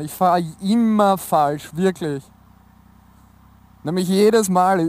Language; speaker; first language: German; native; German